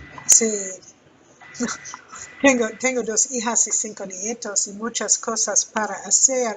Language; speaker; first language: Spanish; non-native, learner; English